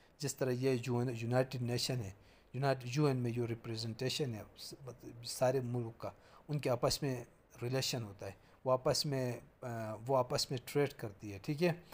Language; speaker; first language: Urdu; native; Urdu